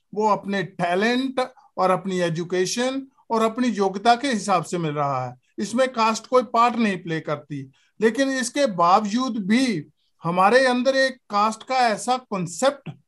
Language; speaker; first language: Hindi; native; Hindi